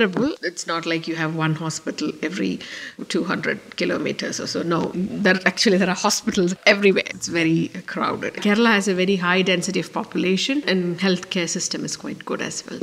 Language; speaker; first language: English; non-native, local second language; Malayalam